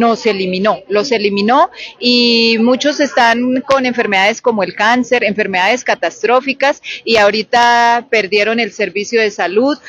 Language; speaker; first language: Spanish; native; Spanish